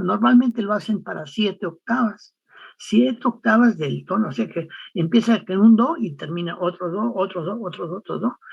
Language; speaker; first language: Spanish; native; Spanish